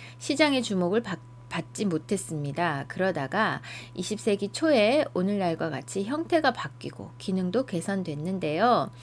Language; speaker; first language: Korean; native; Korean